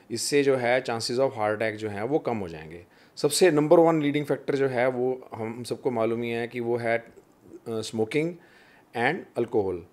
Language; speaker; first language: Hindi; non-native, local second language; Punjabi